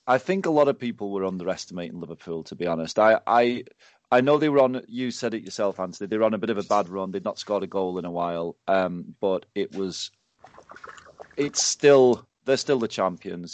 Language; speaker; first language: English; native; English